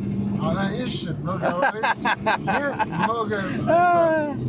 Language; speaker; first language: Russian; non-native, local second language; Uzbek